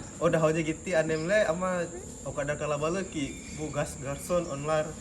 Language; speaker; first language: Turkish; non-native, learner; Indonesian